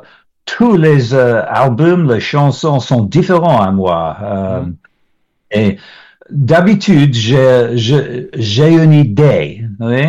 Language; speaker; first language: French; non-native, learner; English